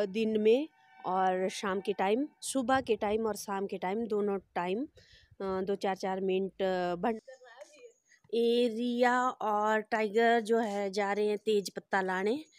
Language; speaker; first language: Hindi; native; Hindi